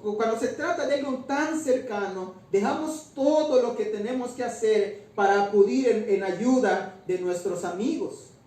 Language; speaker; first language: Spanish; native; Spanish